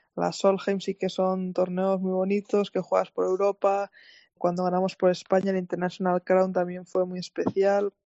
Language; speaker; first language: Spanish; native; Spanish